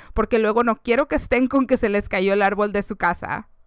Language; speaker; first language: Spanish; early bilingual, heritage; Spanish